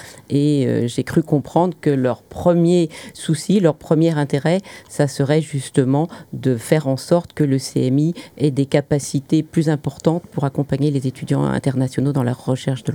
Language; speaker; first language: French; native; French